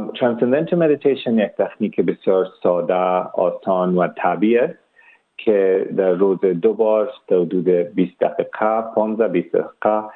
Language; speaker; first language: Persian; early bilingual, heritage; Persian